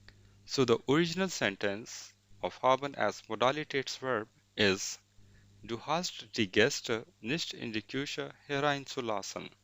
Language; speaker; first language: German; non-native, fluent; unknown